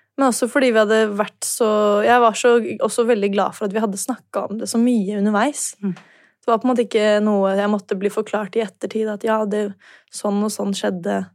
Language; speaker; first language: Norwegian; native; Norwegian